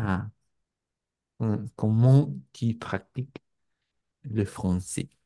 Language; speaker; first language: French; non-native, learner; Spanish